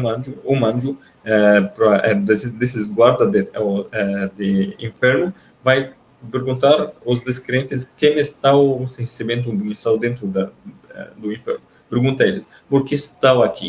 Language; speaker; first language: Portuguese; non-native, learner; Arabic